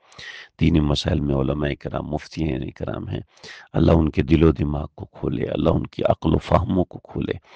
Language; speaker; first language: Urdu; native; Urdu